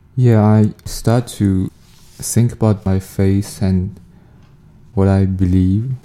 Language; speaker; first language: English; non-native, learner; Chinese